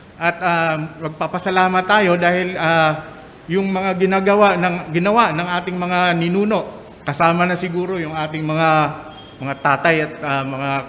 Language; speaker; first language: Filipino; non-native, local second language; Cebuano